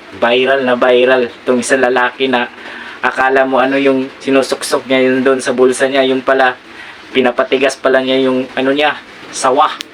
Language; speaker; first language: Filipino; non-native, local second language; Surigaonon